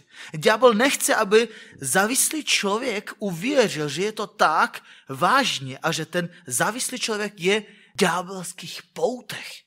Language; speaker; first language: Czech; non-native, fluent; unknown